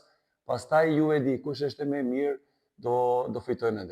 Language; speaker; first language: Albanian; non-native, learner; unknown